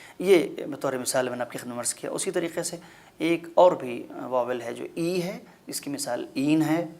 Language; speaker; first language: Urdu; native; Urdu